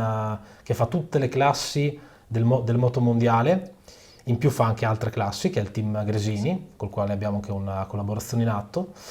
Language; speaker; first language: Italian; native; Italian